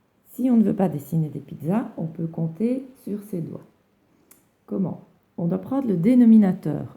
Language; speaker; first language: French; native; French